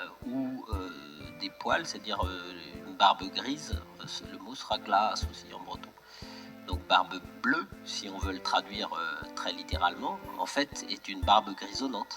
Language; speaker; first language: French; native; French